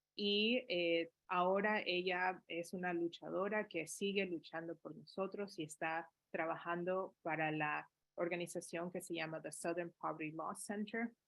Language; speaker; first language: Spanish; early bilingual, heritage; Spanish